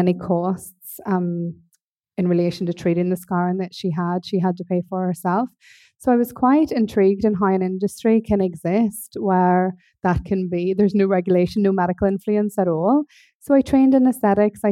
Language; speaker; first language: English; native; English